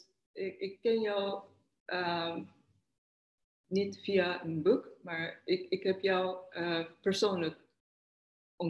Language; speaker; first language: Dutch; non-native, fluent; Japanese